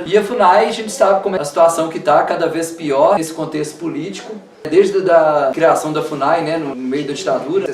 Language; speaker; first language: Portuguese; native; Portuguese